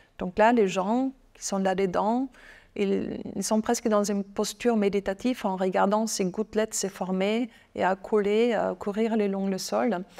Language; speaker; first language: French; non-native, fluent; German